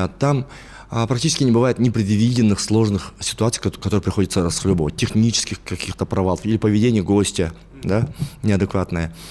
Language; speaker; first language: Russian; non-native, local second language; Yakut